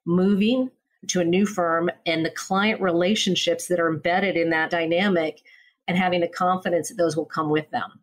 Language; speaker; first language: English; native; English